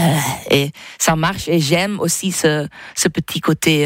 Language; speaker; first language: French; non-native, local second language; Dutch